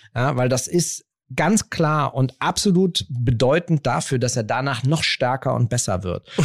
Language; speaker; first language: German; native; German